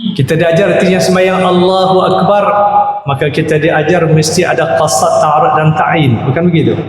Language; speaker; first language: Malay; native; Malay